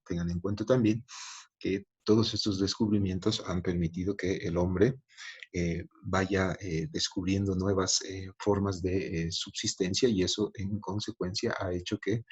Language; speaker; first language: Spanish; native; Spanish